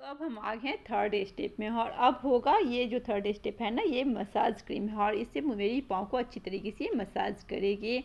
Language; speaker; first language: Hindi; native; Hindi